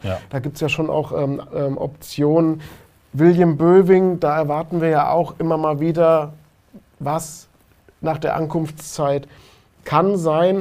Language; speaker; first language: German; native; German